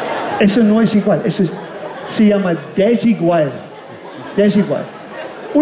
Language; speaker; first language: Spanish; non-native, fluent; German